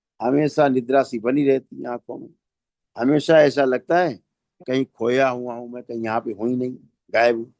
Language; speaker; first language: Hindi; native; Hindi